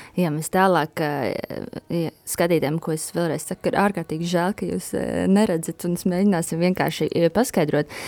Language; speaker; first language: Latvian; native; Latvian